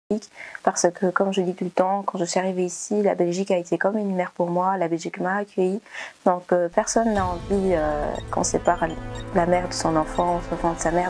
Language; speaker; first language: French; early bilingual, other home language; Portuguese